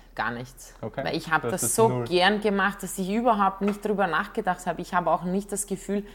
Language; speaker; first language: German; non-native, fluent; Croatian